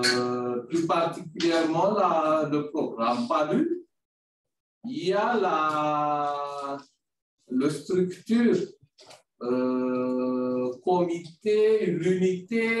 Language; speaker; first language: French; non-native, local second language; Malagasy